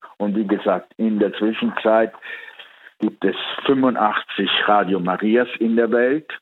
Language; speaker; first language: German; early bilingual, heritage; Italian